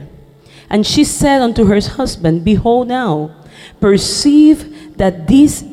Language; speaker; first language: English; non-native, fluent; Spanish